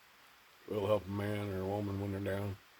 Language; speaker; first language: English; native; English